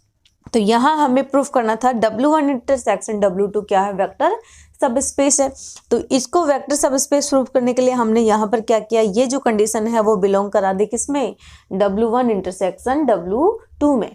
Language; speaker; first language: Hindi; native; Hindi